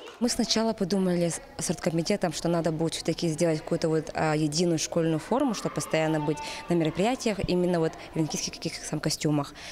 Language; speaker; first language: Russian; native; Russian